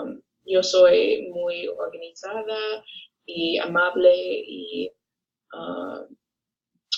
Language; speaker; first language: Spanish; non-native, learner; English